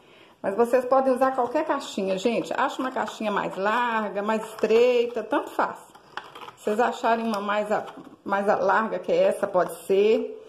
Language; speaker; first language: Portuguese; native; Portuguese